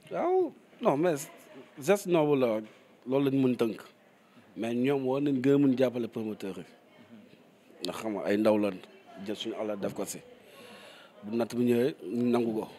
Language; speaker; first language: Wolof; native; Wolof